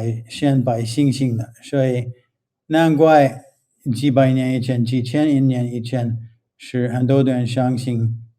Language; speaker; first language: Chinese; non-native, fluent; English